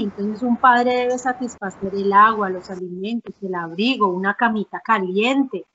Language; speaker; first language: Spanish; native; Spanish